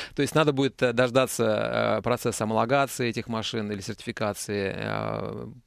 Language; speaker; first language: Russian; native; Russian